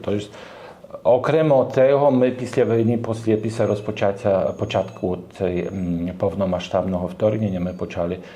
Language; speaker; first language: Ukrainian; non-native, learner; Polish